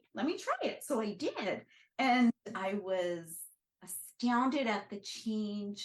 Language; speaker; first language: English; native; English